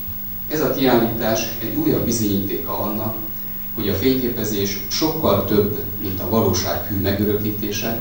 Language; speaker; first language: Hungarian; native; Hungarian